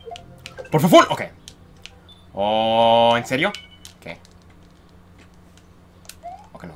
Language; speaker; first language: Spanish; early bilingual, heritage; Spanish